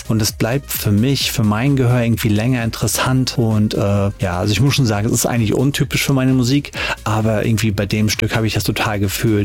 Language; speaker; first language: German; native; German